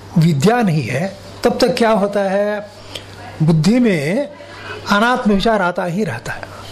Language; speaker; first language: Hindi; non-native, local second language; Kannada